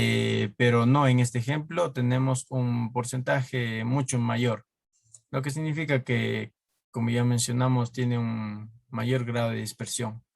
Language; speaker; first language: Spanish; native; Spanish